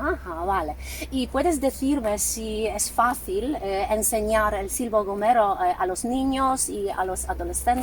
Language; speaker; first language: Spanish; non-native, fluent; Polish